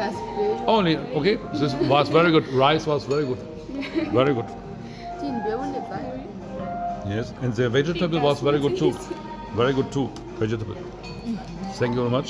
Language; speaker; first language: English; non-native, learner; German